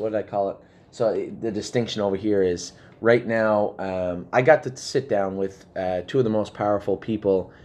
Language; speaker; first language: English; native; English